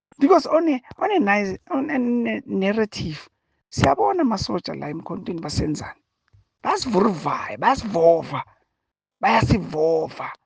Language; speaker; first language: Zulu; native; Zulu